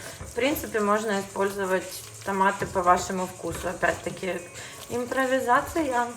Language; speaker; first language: Russian; native; Russian